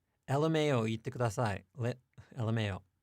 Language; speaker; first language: Japanese; non-native, fluent; English